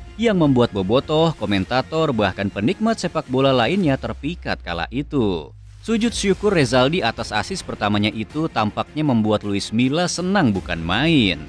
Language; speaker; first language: Indonesian; native; Indonesian